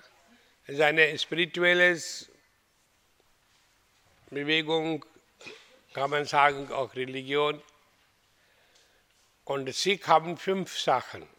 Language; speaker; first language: German; non-native, learner; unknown